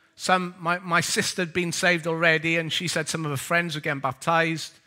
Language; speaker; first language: English; native; English